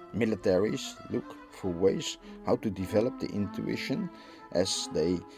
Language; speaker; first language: English; non-native, fluent; Dutch